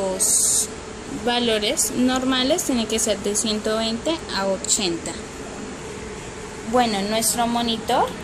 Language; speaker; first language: Spanish; native; Spanish